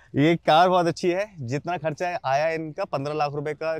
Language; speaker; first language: Hindi; native; Hindi